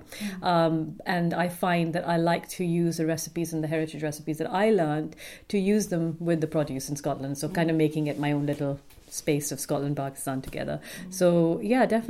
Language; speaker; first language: English; non-native, local second language; Urdu